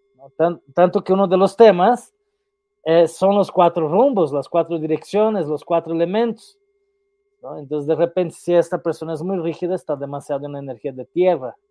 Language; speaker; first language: Spanish; non-native, fluent; Portuguese